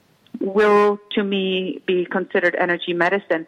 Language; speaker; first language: English; non-native, fluent; Czech